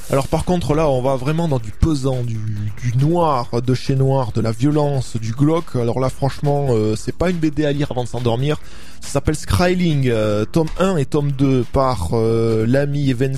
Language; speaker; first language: French; native; French